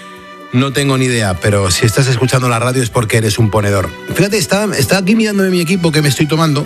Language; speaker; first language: Spanish; native; Spanish